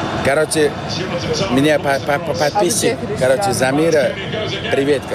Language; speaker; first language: Russian; non-native, local second language; Uzbek